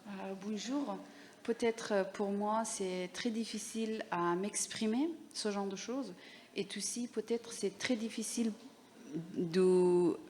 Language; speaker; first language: French; non-native, learner; Persian